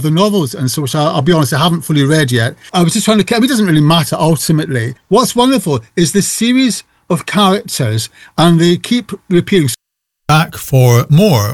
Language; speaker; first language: English; native; English